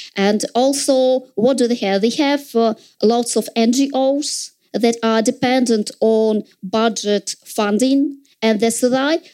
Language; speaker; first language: English; non-native, fluent; Russian